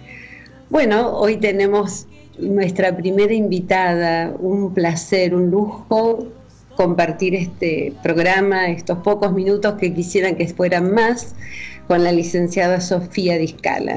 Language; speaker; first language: Spanish; native; Spanish